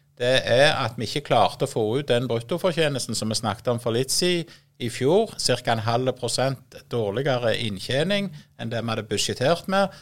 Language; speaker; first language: Norwegian; native; Norwegian